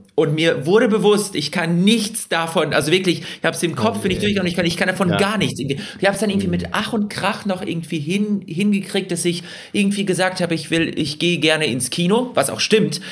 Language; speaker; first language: German; early bilingual, other home language; Russian